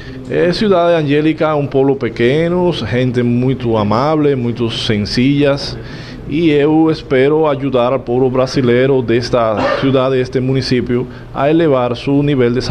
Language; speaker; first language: Portuguese; non-native, learner; Spanish